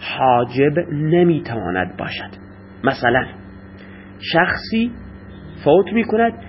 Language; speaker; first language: Persian; non-native, local second language; Baluchi